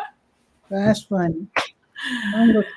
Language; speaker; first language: English; native; English